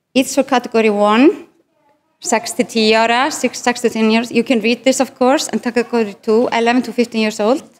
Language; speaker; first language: English; non-native, fluent; Icelandic